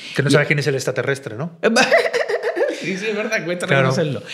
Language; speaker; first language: Spanish; native; Spanish